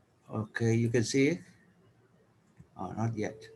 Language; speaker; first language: English; non-native, learner; Vietnamese